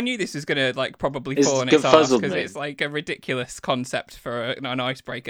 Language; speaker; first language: English; native; English